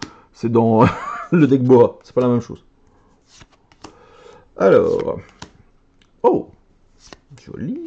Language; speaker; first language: French; native; French